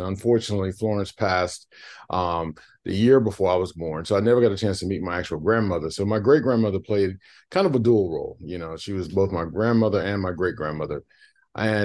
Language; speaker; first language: English; native; English